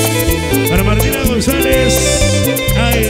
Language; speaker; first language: Spanish; native; Spanish